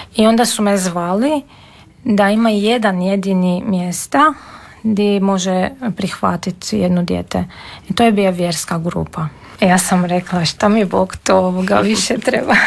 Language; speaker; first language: Serbian; non-native, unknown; Armenian